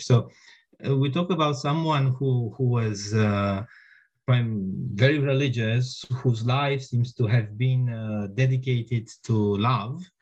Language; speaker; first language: English; non-native, fluent; Romanian